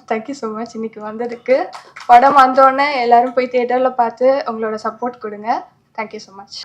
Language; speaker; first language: Tamil; native; Tamil